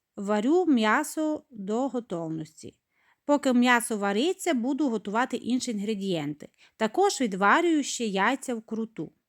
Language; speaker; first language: Ukrainian; native; Ukrainian